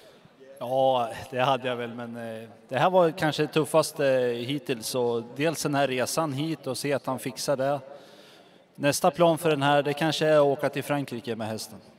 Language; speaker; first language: Swedish; native; Swedish